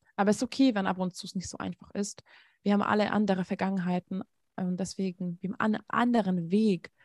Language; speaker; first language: German; non-native, fluent; Hungarian